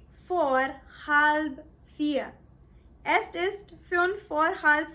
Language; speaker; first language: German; non-native, fluent; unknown